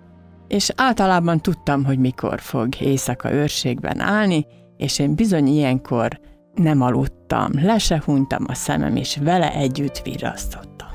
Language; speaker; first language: Hungarian; native; Hungarian